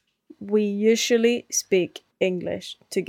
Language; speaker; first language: English; non-native, learner; Spanish